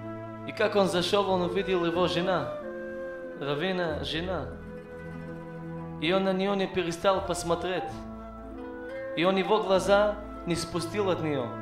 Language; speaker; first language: Russian; non-native, learner; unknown